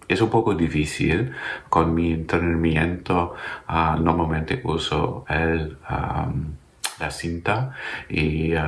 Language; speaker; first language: Spanish; non-native, learner; English